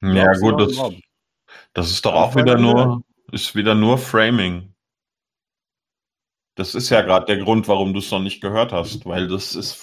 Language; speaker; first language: German; native; German